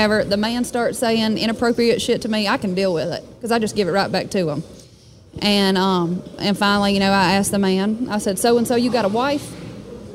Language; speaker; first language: English; native; English